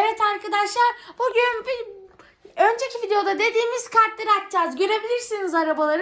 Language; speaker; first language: Turkish; native; Turkish